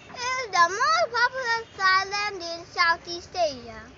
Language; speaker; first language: English; non-native, learner; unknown